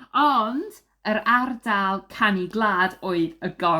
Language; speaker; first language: Welsh; non-native, fluent; English